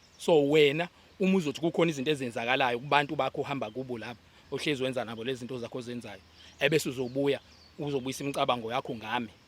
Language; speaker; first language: Zulu; native; Zulu